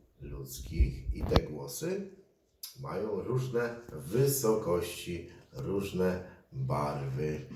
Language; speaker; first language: Polish; native; Polish